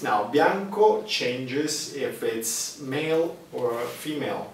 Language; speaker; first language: English; non-native, fluent; Italian